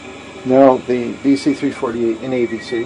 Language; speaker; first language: English; native; English